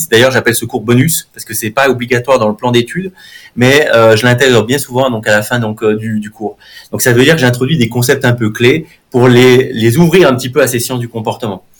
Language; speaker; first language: French; native; French